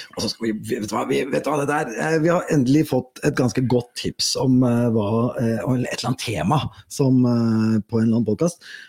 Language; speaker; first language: Norwegian; native; Norwegian